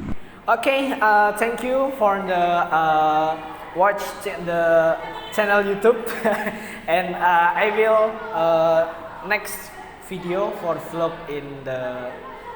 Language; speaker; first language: English; non-native, learner; Indonesian